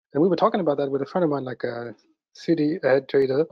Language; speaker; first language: English; early bilingual, other home language; French